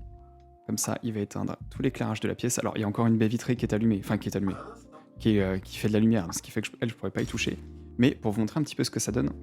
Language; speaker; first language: French; native; French